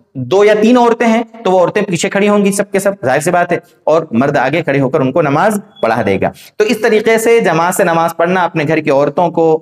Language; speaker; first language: Hindi; native; Hindi